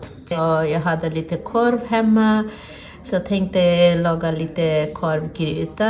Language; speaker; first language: Swedish; non-native, fluent; Bangla